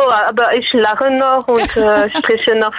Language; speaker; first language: German; non-native, fluent; French